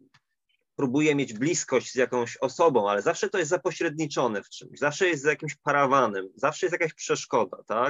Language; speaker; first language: Polish; native; Polish